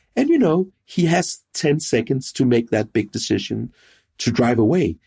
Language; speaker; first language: English; non-native, fluent; Danish